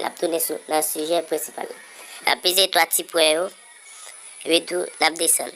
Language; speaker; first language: French; non-native, learner; Haitian Creole